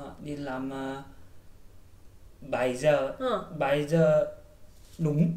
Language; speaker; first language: Vietnamese; non-native, learner; Korean